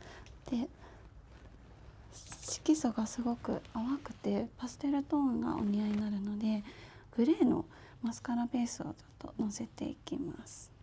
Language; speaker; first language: Japanese; native; Japanese